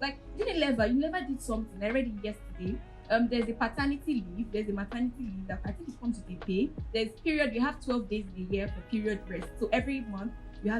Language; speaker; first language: English; non-native, local second language; Yoruba